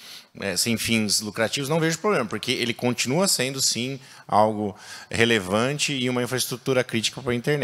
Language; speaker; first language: Portuguese; native; Portuguese